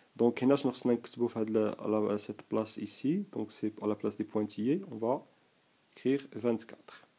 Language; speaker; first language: French; non-native, local second language; Arabic